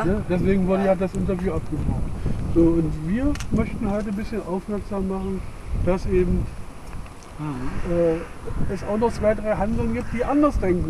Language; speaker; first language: German; native; German